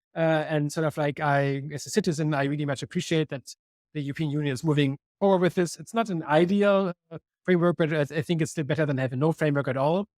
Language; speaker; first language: English; non-native, fluent; German